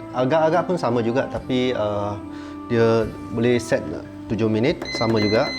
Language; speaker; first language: Malay; non-native, local second language; Chinese